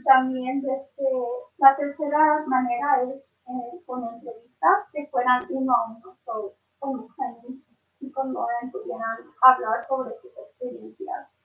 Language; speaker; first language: Spanish; early bilingual, other home language; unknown